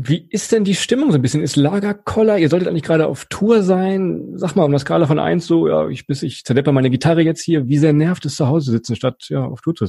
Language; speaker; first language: German; native; German